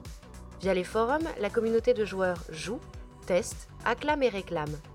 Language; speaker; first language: French; native; French